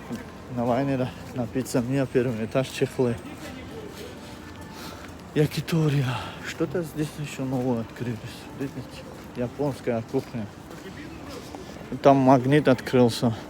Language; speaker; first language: Russian; non-native, fluent; Tajik